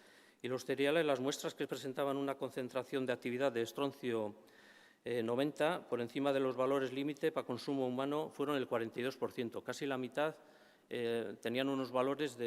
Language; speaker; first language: Spanish; native; Spanish